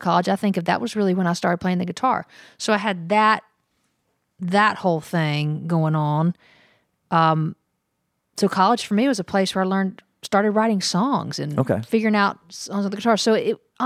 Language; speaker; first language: English; native; English